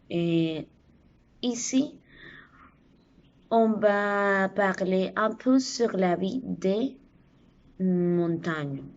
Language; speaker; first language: French; non-native, learner; Spanish